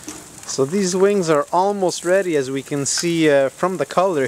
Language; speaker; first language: English; native; English